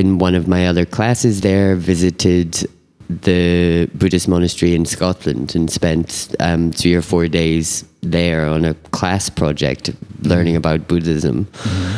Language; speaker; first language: English; native; English